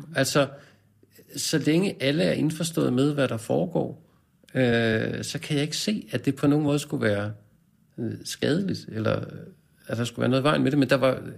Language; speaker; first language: Danish; native; Danish